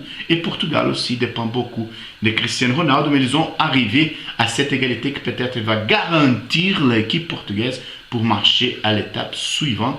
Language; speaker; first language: French; non-native, fluent; Portuguese